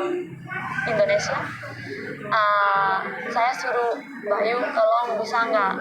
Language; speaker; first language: Indonesian; non-native, fluent; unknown